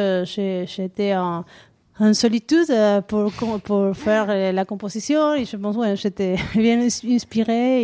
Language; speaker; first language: French; non-native, learner; Spanish